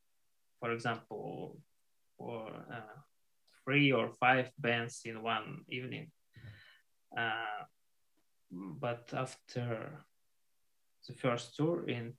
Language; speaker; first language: English; non-native, learner; Russian